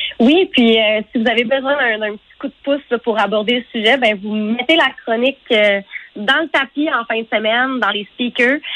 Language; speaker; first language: French; native; French